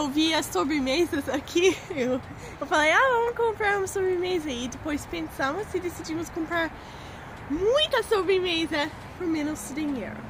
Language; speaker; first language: Portuguese; non-native, fluent; English